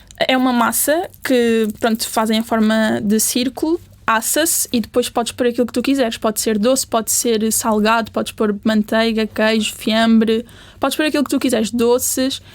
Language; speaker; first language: Portuguese; early bilingual, other home language; Spanish